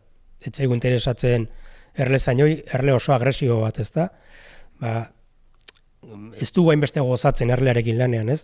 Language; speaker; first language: Basque; native; Basque